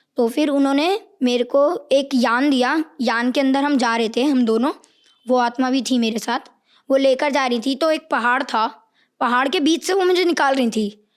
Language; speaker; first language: Hindi; native; Hindi